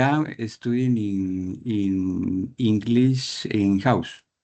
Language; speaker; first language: English; non-native, learner; Spanish